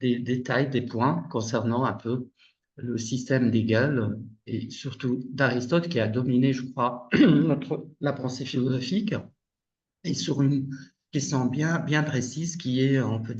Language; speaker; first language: French; non-native, local second language; Arabic